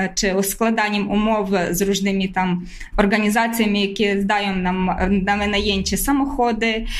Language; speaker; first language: Polish; non-native, fluent; Ukrainian